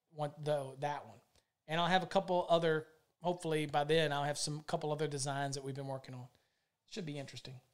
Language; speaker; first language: English; native; English